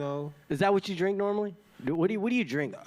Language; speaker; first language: English; native; English